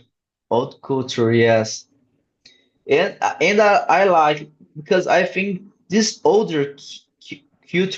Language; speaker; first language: English; non-native, learner; Portuguese